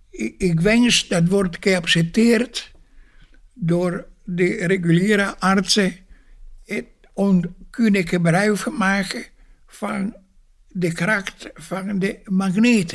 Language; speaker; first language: Dutch; non-native, fluent; Italian